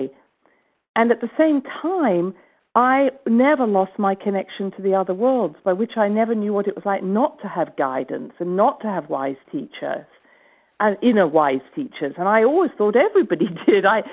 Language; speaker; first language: English; native; English